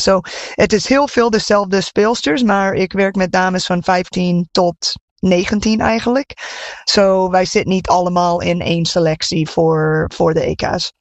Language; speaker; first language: Dutch; non-native, fluent; English